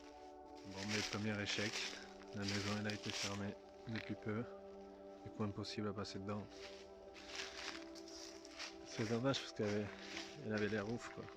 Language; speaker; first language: French; native; French